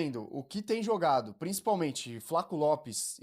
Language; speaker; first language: Portuguese; native; Portuguese